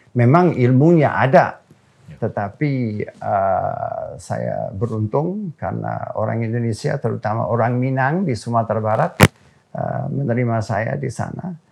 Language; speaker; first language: Indonesian; non-native, fluent; English